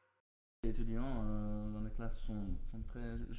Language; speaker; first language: French; non-native, learner; Dutch